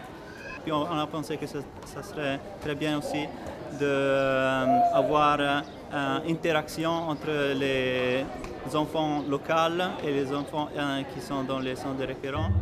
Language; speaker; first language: French; non-native, fluent; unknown